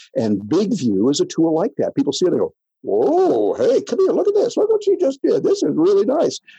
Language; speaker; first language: English; native; English